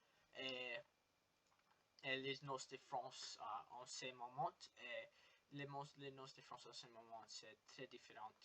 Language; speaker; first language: French; non-native, learner; English